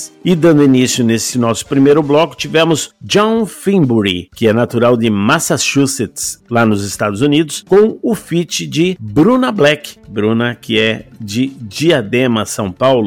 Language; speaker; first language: Portuguese; native; Portuguese